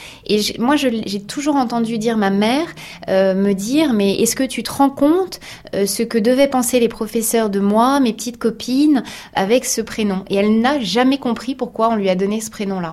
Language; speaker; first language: French; native; French